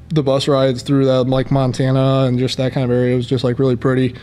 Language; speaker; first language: English; native; English